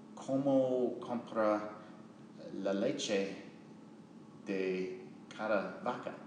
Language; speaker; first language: Spanish; non-native, learner; English